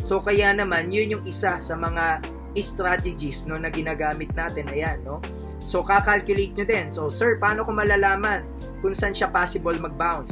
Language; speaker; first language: Filipino; native; Filipino